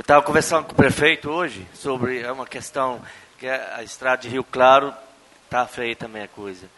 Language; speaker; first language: Portuguese; native; Portuguese